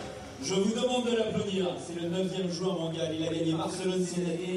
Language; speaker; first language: French; native; French